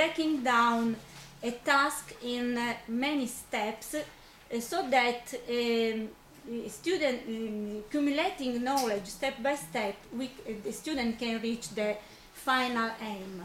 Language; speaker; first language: English; non-native, fluent; Italian